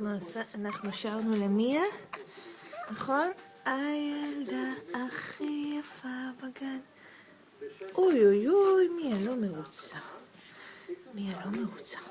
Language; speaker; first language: Hebrew; native; Hebrew